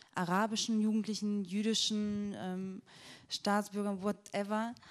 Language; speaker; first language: German; native; German